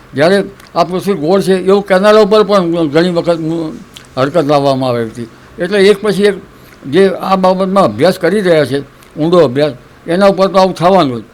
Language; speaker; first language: Gujarati; native; Gujarati